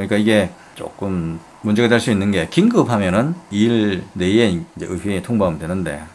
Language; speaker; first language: Korean; native; Korean